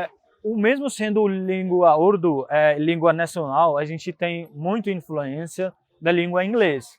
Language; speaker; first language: Portuguese; non-native, fluent; Punjabi